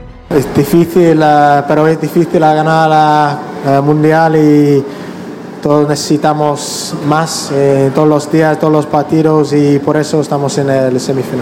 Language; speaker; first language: Spanish; non-native, learner; English